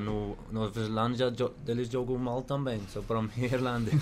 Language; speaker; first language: Portuguese; non-native, learner; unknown